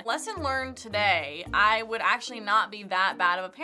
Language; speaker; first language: English; native; English